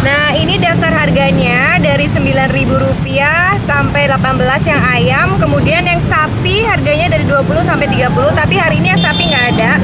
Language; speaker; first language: Indonesian; native; Indonesian